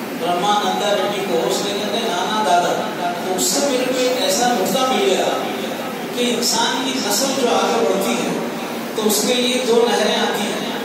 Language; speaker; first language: Urdu; native; Urdu